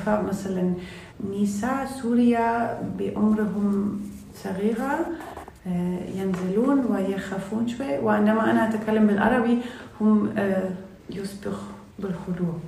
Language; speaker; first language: Arabic; non-native, learner; Russian